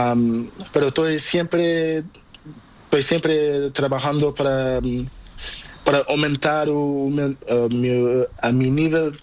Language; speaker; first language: Spanish; non-native, learner; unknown